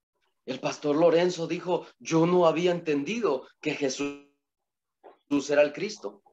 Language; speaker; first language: Spanish; native; Spanish